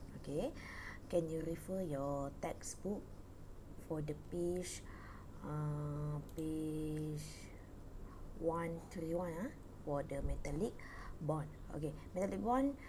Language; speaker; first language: English; non-native, local second language; Malay